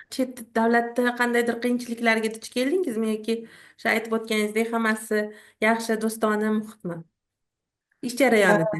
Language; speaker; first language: Uzbek; native; Uzbek